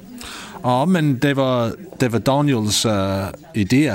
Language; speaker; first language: Swedish; non-native, learner; English